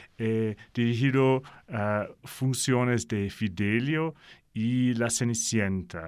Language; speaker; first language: Spanish; non-native, learner; English